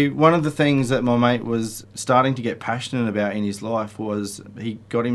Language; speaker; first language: English; native; English